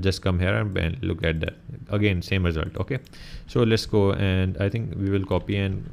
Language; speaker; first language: English; non-native, local second language; Urdu